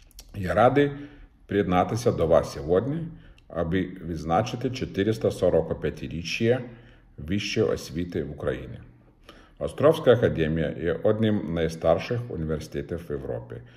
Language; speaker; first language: Ukrainian; non-native, fluent; Lithuanian